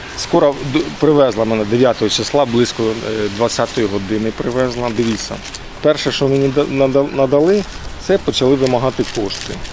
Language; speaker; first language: Ukrainian; native; Ukrainian